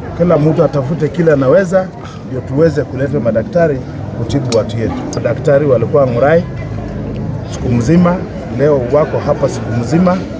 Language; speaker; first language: Swahili; non-native, local second language; Luyia